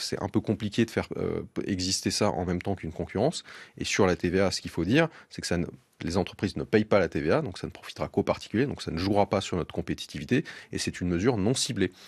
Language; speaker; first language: French; native; French